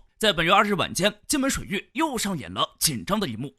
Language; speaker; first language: Chinese; native; Chinese